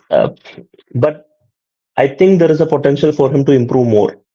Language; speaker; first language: English; non-native, local second language; Malayalam